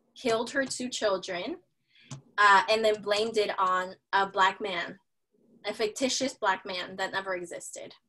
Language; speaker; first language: English; early bilingual, other home language; Spanish